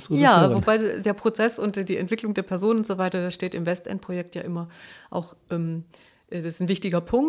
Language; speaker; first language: German; native; German